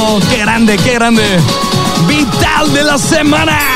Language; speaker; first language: Spanish; native; Spanish